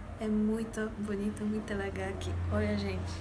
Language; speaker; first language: Portuguese; non-native, fluent; Polish